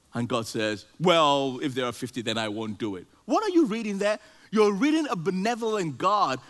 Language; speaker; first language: English; non-native, local second language; Yoruba